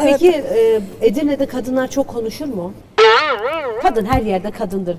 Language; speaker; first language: Turkish; native; Turkish